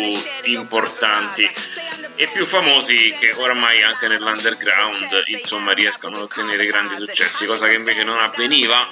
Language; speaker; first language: Italian; native; Italian